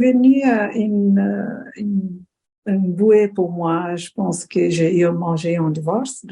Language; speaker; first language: French; non-native, fluent; Portuguese